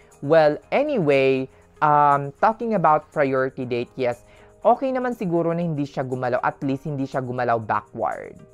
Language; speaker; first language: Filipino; non-native, local second language; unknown